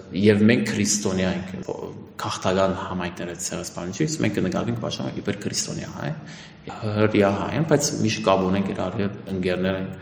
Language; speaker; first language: Armenian; early bilingual, heritage; Armenian